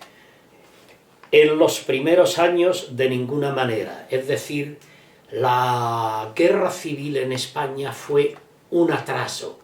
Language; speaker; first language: Spanish; native; Spanish